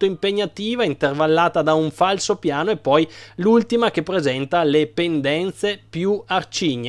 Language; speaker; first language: Italian; native; Italian